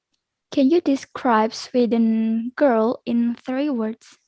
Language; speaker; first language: English; non-native, learner; Indonesian